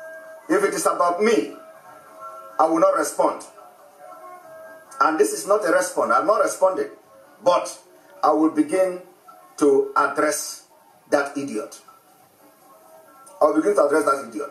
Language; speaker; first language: English; non-native, local second language; Igbo